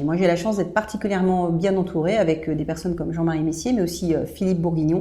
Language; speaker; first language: French; native; French